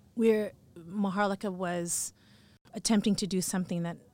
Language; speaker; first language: English; native; English